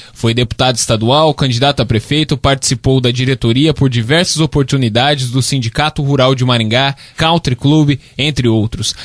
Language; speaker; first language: Portuguese; native; Portuguese